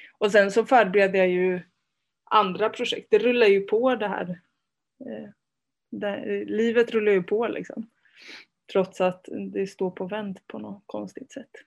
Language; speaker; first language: Swedish; early bilingual, other home language; Spanish